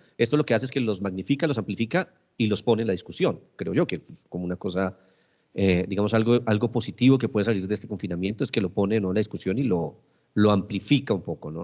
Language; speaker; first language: Spanish; native; Spanish